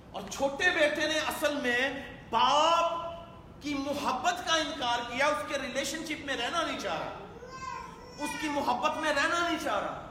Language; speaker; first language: Urdu; non-native, local second language; Punjabi